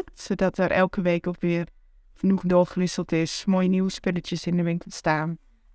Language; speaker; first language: Dutch; native; Dutch